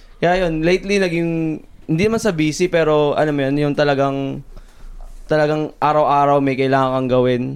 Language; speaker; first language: Filipino; native; Filipino